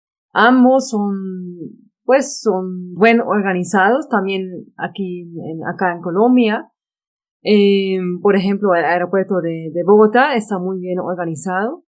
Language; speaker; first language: Spanish; non-native, fluent; Dutch